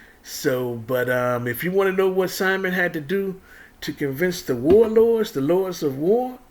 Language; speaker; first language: English; native; English